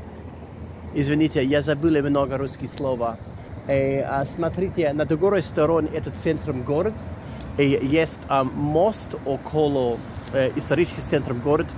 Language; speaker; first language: Russian; non-native, learner; English